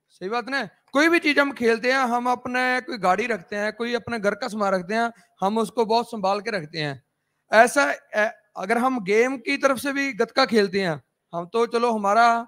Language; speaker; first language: Hindi; non-native, local second language; Punjabi